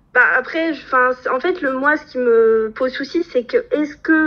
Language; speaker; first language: French; native; French